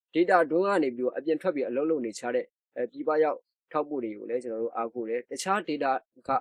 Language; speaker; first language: Burmese; native; Burmese